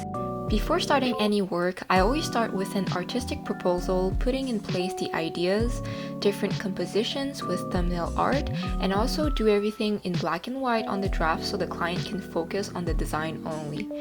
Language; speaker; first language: English; non-native, local second language; French